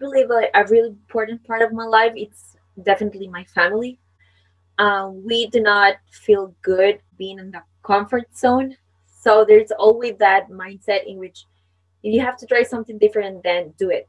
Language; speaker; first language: English; non-native, fluent; Spanish